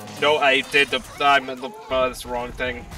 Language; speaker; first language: English; native; English